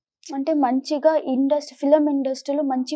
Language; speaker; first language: Telugu; non-native, local second language; Kannada